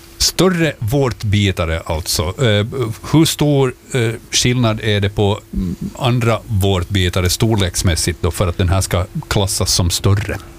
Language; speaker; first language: Swedish; native; Swedish